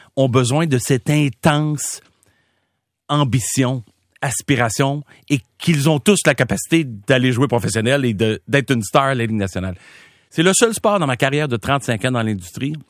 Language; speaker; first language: French; native; French